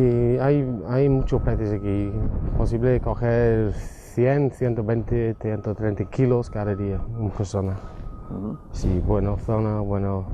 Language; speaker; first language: Spanish; non-native, learner; English